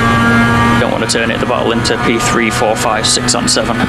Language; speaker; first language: English; native; English